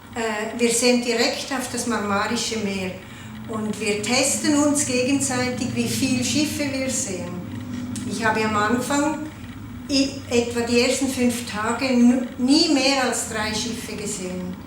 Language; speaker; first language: German; non-native, local second language; Italian